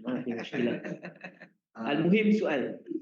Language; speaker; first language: Arabic; non-native, learner; Malay